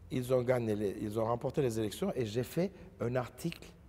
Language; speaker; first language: English; non-native, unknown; Turkish